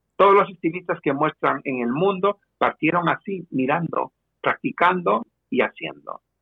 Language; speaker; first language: Spanish; native; Spanish